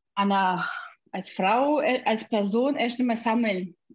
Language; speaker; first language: German; non-native, fluent; Russian